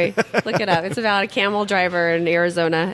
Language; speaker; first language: English; native; English